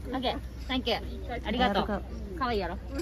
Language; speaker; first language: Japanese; non-native, learner; Chinese